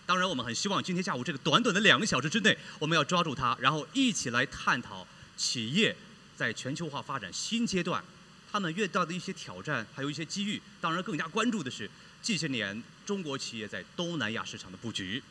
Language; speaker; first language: Chinese; native; Chinese